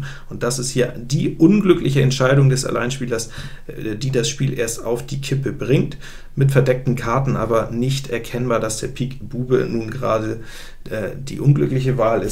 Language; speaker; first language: German; native; German